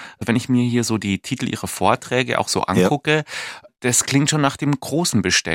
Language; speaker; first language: German; native; German